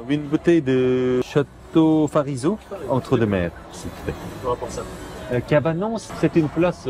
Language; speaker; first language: French; non-native, learner; Korean